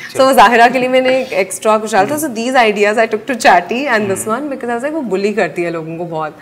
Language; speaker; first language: English; non-native, local second language; Hindi